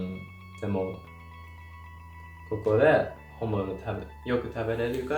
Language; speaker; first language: Japanese; non-native, learner; English